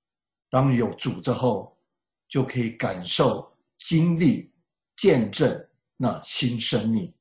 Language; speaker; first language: Chinese; native; Chinese